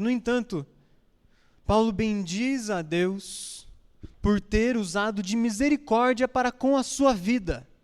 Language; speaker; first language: Portuguese; native; Portuguese